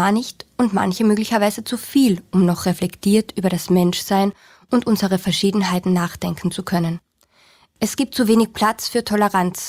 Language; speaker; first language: German; native; German